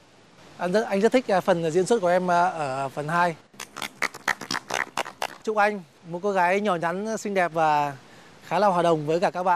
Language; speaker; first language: Vietnamese; native; Vietnamese